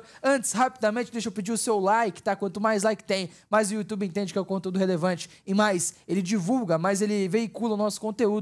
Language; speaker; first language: Portuguese; native; Portuguese